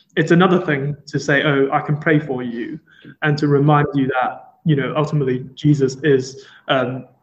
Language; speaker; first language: English; non-native, local second language; Cantonese